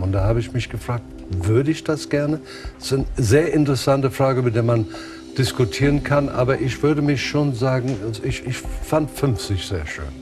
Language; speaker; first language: German; non-native, fluent; English